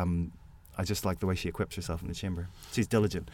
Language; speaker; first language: English; native; English